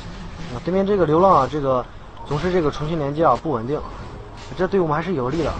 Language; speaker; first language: Chinese; native; Chinese